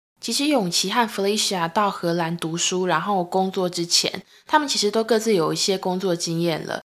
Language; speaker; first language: Chinese; native; Chinese